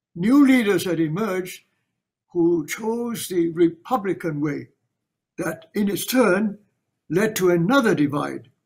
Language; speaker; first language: English; non-native, local second language; Chinese